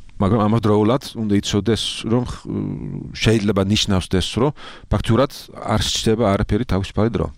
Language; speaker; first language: Georgian; non-native, fluent; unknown